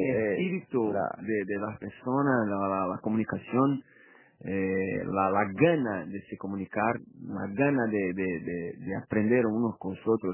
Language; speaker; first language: Spanish; non-native, fluent; Portuguese